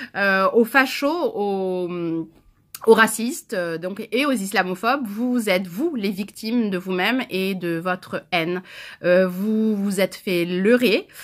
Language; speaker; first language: French; native; French